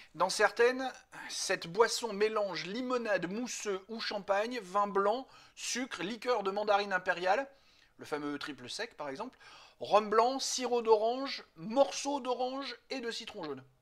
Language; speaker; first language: French; native; French